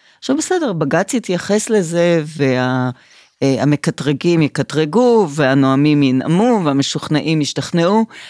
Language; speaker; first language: Hebrew; native; Hebrew